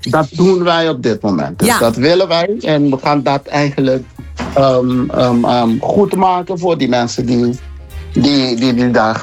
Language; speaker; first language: Dutch; non-native, local second language; Papiamento